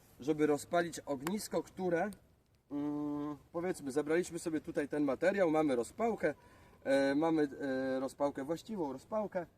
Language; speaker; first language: Polish; native; Polish